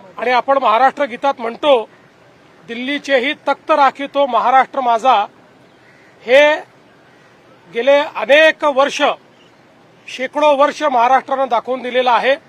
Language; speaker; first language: Marathi; native; Marathi